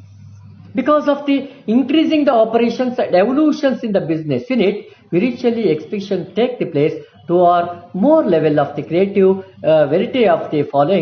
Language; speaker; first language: English; non-native, local second language; Kannada